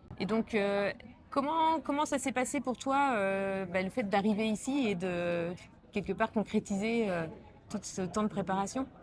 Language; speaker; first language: French; native; French